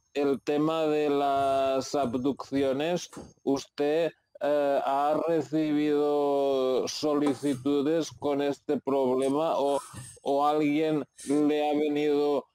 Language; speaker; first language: Spanish; native; Spanish